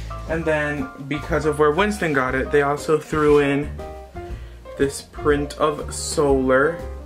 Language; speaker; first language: English; early bilingual, other home language; Spanish